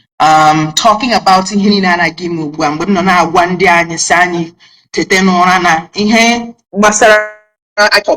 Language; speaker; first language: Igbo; early bilingual, heritage; Igbo